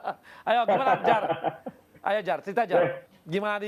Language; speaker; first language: Indonesian; native; Indonesian